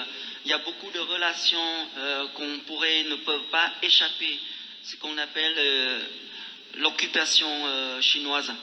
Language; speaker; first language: French; non-native, fluent; Khmer